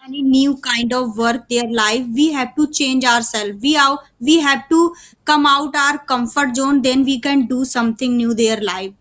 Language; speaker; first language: English; non-native, learner; Hindi